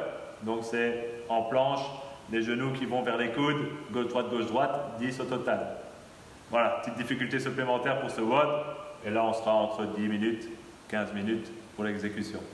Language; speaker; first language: French; native; French